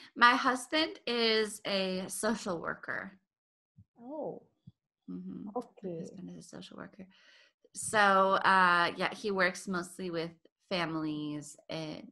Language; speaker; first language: English; native; English